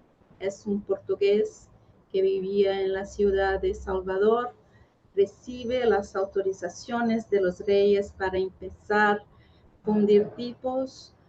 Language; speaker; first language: Spanish; non-native, fluent; Portuguese